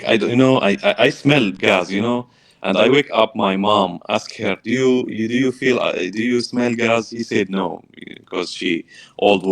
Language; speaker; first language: English; non-native, learner; Arabic